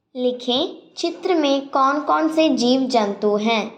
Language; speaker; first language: Hindi; non-native, local second language; Malayalam